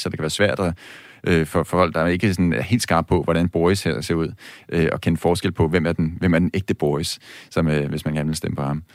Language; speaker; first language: Danish; native; Danish